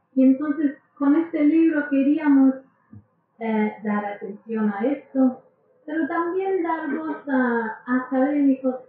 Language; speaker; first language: Spanish; non-native, fluent; English